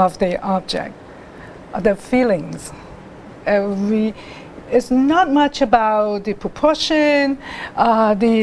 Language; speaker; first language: English; non-native, local second language; Cantonese